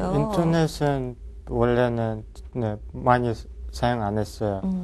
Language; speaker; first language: Korean; non-native, learner; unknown